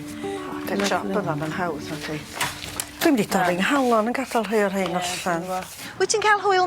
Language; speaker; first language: Welsh; native; Welsh